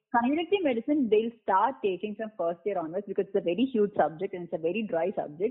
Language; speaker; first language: English; non-native, local second language; Malayalam